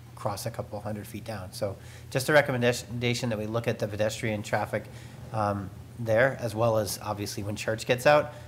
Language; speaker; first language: English; native; English